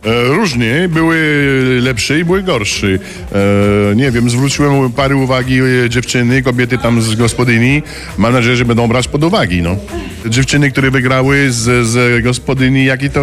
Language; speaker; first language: Polish; non-native, fluent; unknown